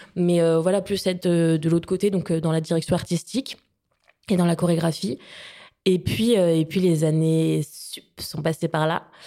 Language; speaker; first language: French; native; French